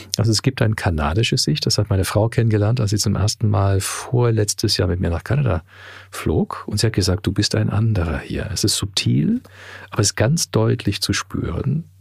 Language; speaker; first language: German; early bilingual, heritage; German